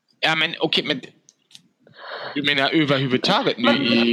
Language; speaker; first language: Swedish; non-native, fluent; German